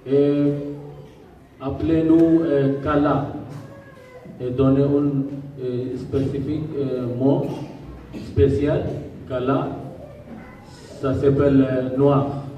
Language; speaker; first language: French; non-native, learner; Rohingya